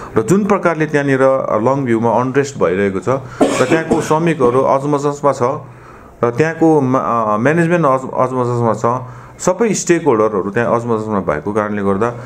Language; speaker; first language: Nepali; native; Nepali